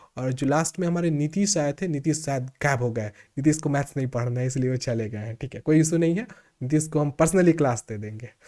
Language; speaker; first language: Hindi; native; Hindi